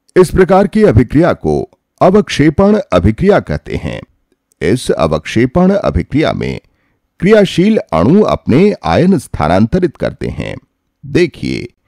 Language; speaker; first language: Hindi; native; Hindi